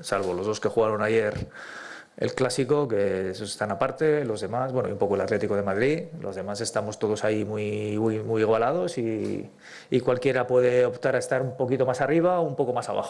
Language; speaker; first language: Spanish; native; Spanish